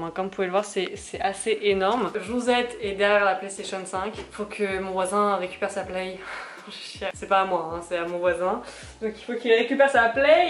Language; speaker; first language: French; native; French